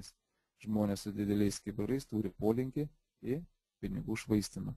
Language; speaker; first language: Lithuanian; native; Lithuanian